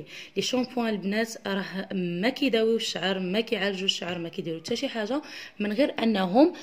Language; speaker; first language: Arabic; native; Arabic